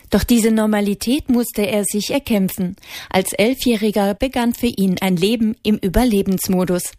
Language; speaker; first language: German; native; German